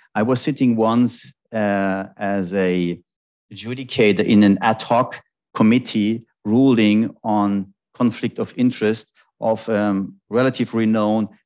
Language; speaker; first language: English; non-native, fluent; German